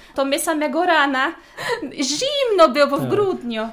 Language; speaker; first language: Polish; non-native, fluent; Portuguese